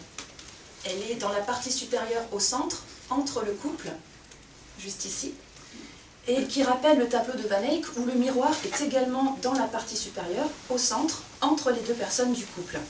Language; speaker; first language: French; native; French